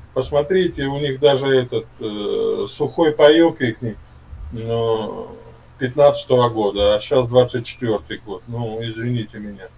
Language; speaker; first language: Russian; native; Russian